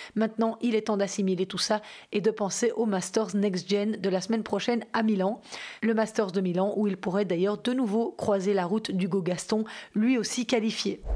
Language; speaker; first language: French; native; French